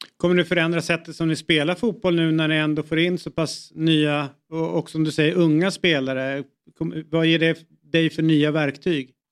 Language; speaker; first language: Swedish; native; Swedish